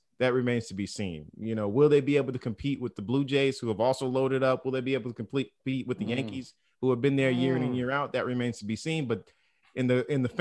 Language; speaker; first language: English; native; English